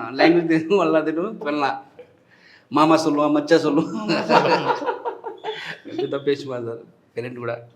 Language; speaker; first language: Tamil; non-native, learner; Hindi